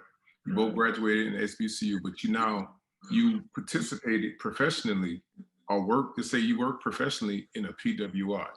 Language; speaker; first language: English; native; English